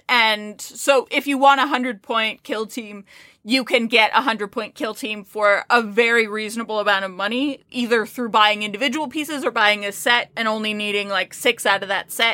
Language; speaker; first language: English; native; English